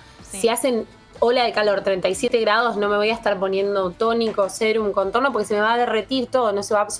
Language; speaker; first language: Spanish; native; Spanish